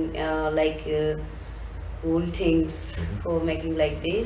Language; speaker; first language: English; non-native, learner; Tibetan